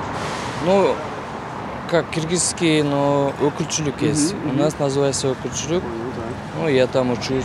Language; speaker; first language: Russian; non-native, learner; Kyrgyz